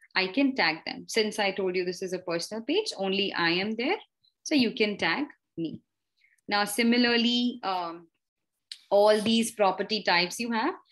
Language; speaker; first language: English; non-native, local second language; Hindi